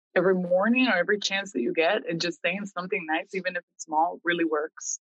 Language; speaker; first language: English; early bilingual, other home language; Spanish